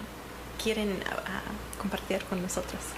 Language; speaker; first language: Spanish; non-native, learner; English